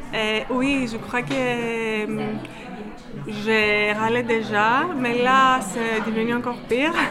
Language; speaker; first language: French; non-native, fluent; Greek